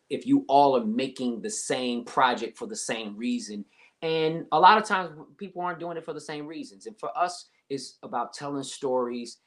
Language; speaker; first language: English; native; English